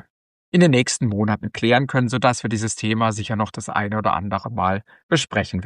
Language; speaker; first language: German; native; German